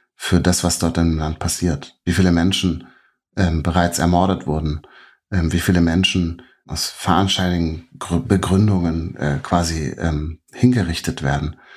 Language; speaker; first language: German; native; German